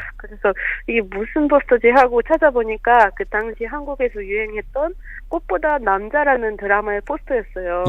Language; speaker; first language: Korean; non-native, fluent; Russian